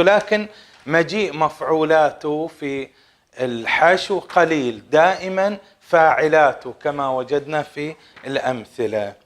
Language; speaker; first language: Arabic; native; Arabic